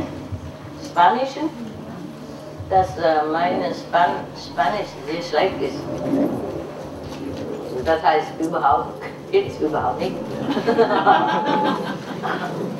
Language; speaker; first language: German; non-native, learner; Vietnamese